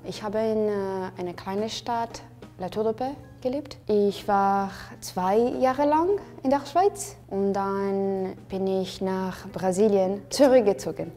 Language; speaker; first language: German; non-native, fluent; Portuguese